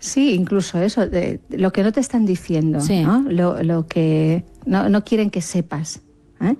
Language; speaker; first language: Spanish; native; Spanish